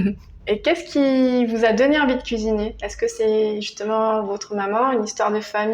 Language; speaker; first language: French; native; French